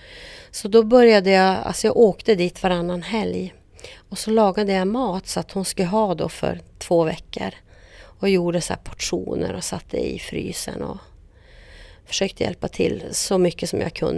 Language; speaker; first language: Swedish; native; Swedish